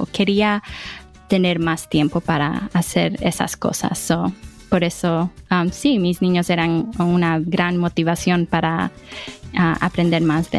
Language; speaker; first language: Spanish; early bilingual, heritage; English